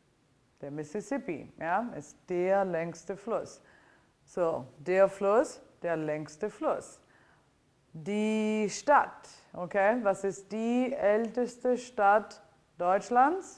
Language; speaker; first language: German; non-native, fluent; Italian